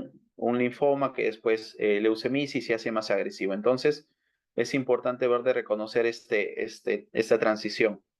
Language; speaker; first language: Spanish; native; Spanish